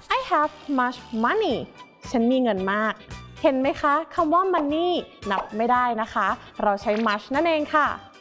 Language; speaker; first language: Thai; native; Thai